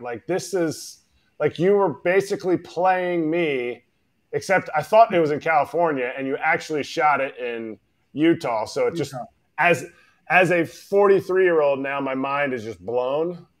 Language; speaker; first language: English; native; English